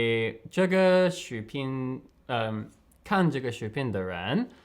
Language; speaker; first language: Chinese; non-native, learner; English